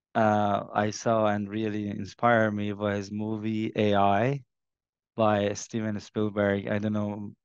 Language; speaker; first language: English; non-native, fluent; Persian